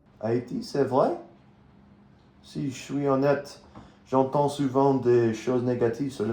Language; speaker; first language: French; non-native, learner; English